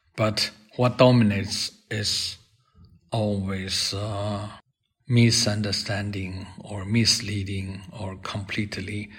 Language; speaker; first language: English; non-native, fluent; Chinese